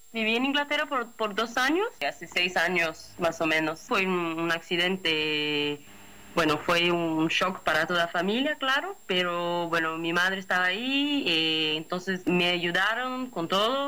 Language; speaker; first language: Spanish; non-native, fluent; Portuguese